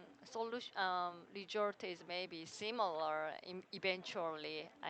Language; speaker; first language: English; non-native, learner; Korean